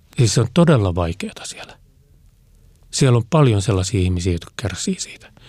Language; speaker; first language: Finnish; native; Finnish